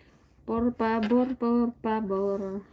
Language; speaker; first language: Spanish; non-native, learner; Filipino